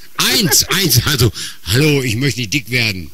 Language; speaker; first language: German; native; German